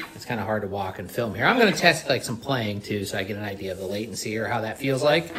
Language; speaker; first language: English; native; English